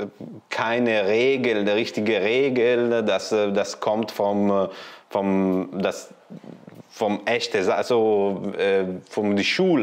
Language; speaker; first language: German; non-native, learner; Italian